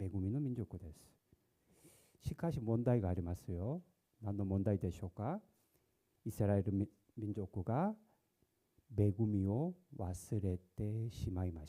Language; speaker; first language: Japanese; non-native, learner; Korean